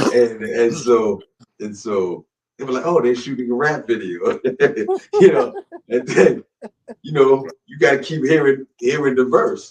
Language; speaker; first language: English; native; English